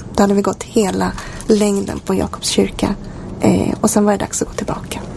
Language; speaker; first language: Swedish; native; Swedish